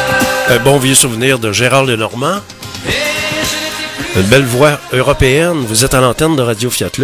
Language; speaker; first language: French; native; French